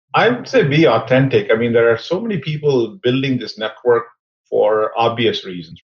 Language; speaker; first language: English; non-native, local second language; Tamil